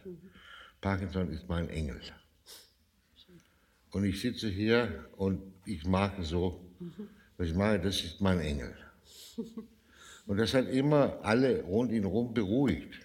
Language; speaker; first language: German; non-native, fluent; Danish